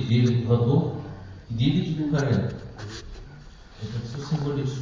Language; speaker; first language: Russian; non-native, learner; Persian